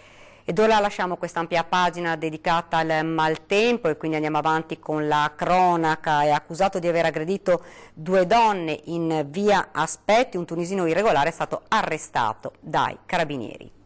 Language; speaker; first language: Italian; native; Italian